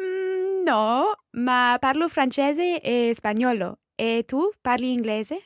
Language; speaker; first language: Italian; non-native, learner; English